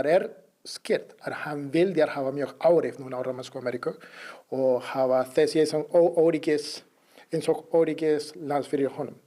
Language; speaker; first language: Icelandic; non-native, learner; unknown